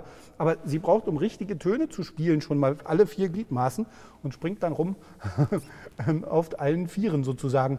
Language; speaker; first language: German; native; German